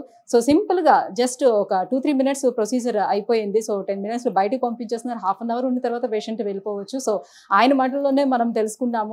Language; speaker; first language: Telugu; native; Telugu